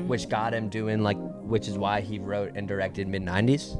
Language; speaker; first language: English; native; English